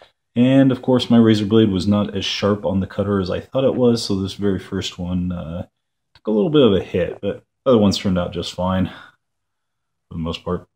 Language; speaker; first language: English; native; English